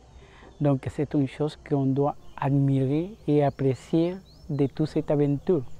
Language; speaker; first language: French; non-native, fluent; Spanish